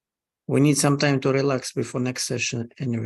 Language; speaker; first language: English; non-native, fluent; Russian